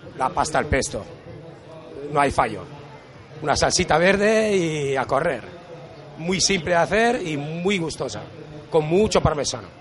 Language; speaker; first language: Spanish; non-native, fluent; Italian